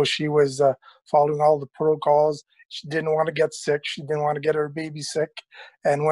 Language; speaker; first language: English; native; English